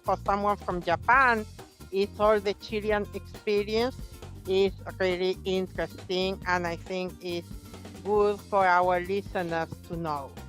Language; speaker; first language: English; non-native, fluent; Spanish